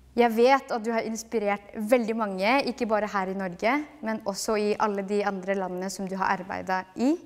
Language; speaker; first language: Norwegian; early bilingual, other home language; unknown